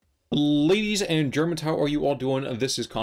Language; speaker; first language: English; native; English